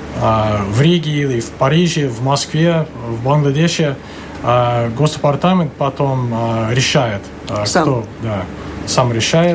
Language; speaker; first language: Russian; non-native, fluent; English